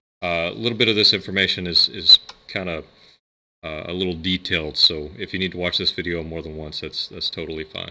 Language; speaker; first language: English; native; English